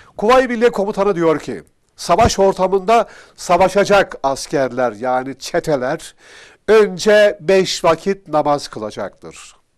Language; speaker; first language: Turkish; native; Turkish